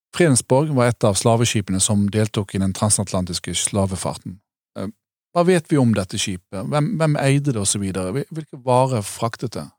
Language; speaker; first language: Norwegian; native; Norwegian